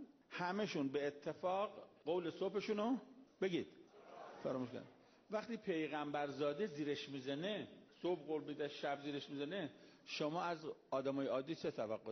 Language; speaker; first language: Persian; native; Persian